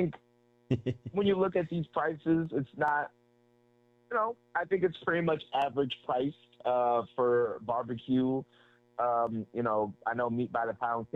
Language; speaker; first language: English; native; English